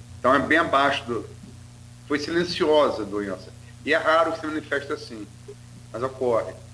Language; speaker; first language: Portuguese; native; Portuguese